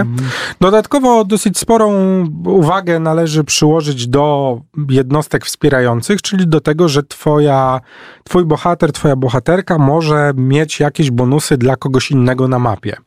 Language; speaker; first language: Polish; native; Polish